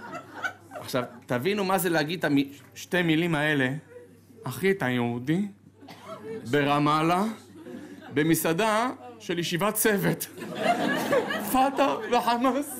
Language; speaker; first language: Hebrew; native; Hebrew